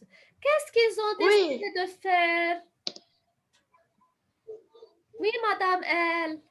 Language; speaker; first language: French; non-native, fluent; Arabic